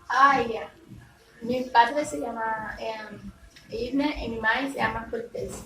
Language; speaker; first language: Spanish; non-native, learner; Haitian Creole